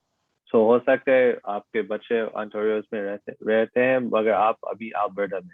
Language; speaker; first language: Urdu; early bilingual, heritage; Urdu